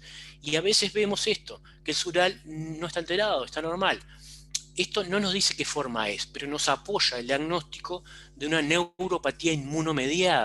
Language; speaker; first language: Spanish; native; Spanish